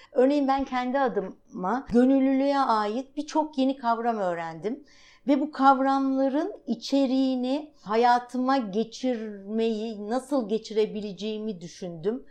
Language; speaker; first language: Turkish; native; Turkish